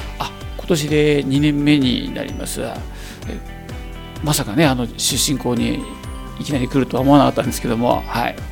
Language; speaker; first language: Japanese; native; Japanese